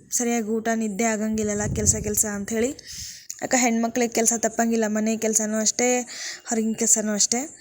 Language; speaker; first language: Kannada; native; Kannada